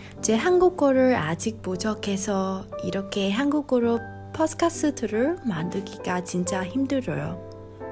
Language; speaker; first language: Korean; non-native, learner; Vietnamese